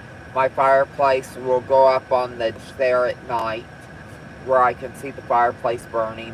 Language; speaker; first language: English; native; English